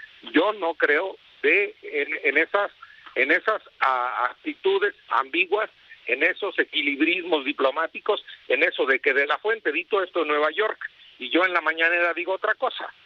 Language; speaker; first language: Spanish; native; Spanish